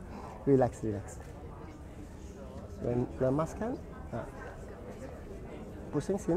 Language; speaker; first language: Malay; non-native, local second language; Cantonese